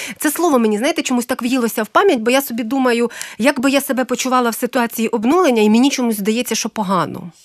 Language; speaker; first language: Ukrainian; native; Ukrainian